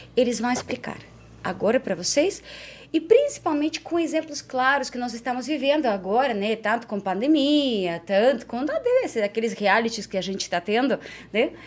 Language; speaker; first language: Portuguese; non-native, fluent; Ukrainian